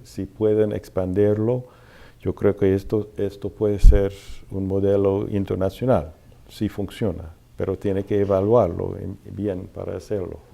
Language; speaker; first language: Spanish; non-native, fluent; English